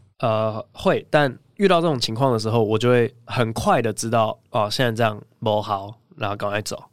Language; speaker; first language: Chinese; native; Chinese